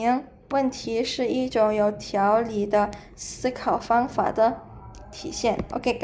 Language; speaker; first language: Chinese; non-native, fluent; Indonesian